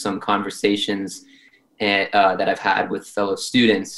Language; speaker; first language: English; native; English